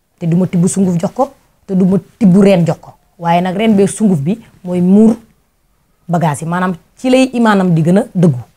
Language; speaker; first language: Wolof; native; Wolof